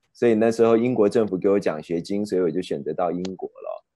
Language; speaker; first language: Chinese; native; Chinese